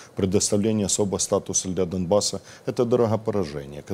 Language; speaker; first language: Russian; non-native, local second language; Ukrainian